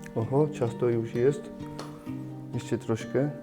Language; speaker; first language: Polish; non-native, fluent; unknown